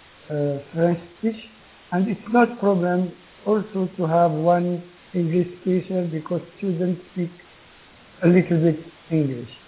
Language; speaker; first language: English; non-native, learner; Arabic